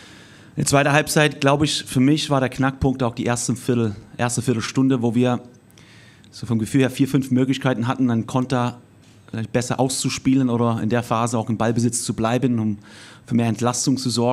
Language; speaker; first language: German; native; German